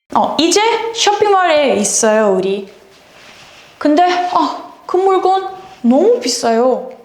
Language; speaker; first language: Korean; non-native, learner; Portuguese